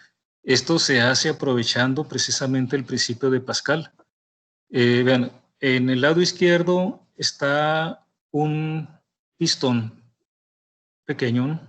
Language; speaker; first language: Spanish; native; Spanish